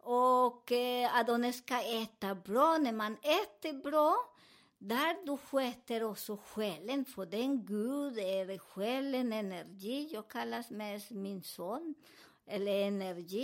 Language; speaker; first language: Swedish; non-native, learner; Spanish